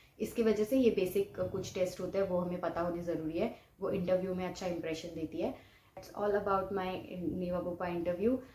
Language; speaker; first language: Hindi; non-native, local second language; Bangla